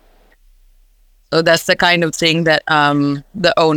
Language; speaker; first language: English; non-native, local second language; Hiligaynon